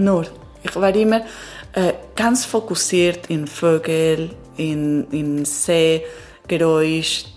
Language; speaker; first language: German; non-native, learner; Italian